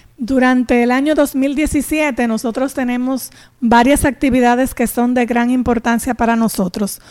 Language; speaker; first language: Spanish; native; Spanish